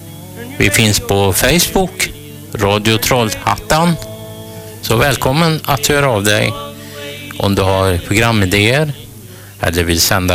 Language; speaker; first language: Swedish; native; Swedish